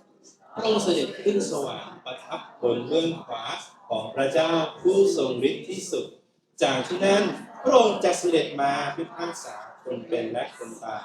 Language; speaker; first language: Thai; native; Thai